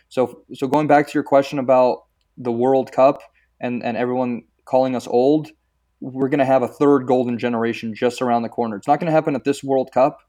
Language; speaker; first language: English; early bilingual, other home language; Croatian